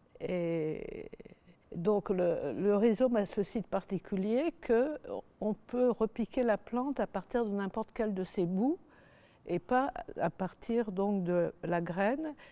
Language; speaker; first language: French; native; French